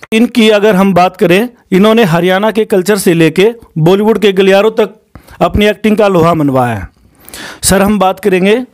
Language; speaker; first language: Hindi; native; Hindi